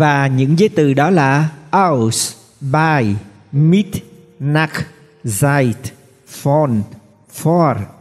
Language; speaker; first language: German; non-native, fluent; Vietnamese